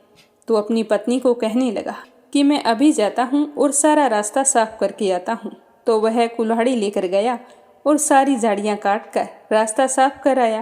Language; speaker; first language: Hindi; native; Hindi